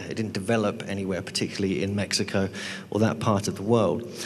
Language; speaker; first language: English; native; English